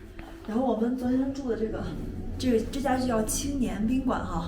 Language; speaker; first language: Chinese; native; Chinese